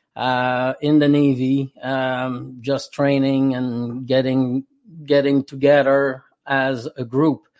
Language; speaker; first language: English; non-native, fluent; French